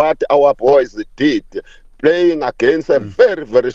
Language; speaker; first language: English; non-native, local second language; Zulu